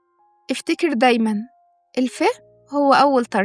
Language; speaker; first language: Arabic; native; Arabic